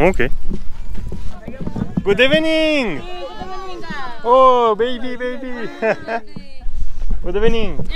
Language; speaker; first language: English; non-native, learner; French